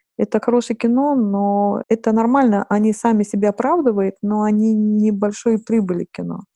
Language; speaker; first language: Russian; non-native, fluent; Lithuanian